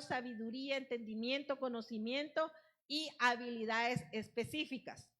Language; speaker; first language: Spanish; native; Spanish